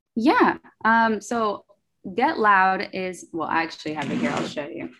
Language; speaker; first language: English; early bilingual, other home language; Spanish